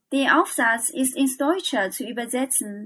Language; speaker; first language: German; non-native, fluent; Chinese